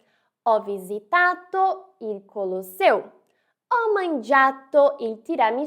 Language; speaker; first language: Italian; non-native, fluent; Portuguese